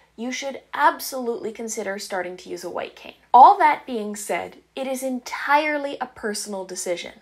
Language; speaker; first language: English; native; English